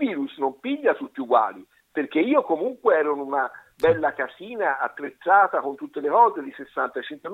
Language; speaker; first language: Italian; native; Italian